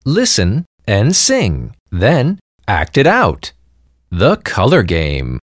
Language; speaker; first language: English; non-native, fluent; Azerbaijani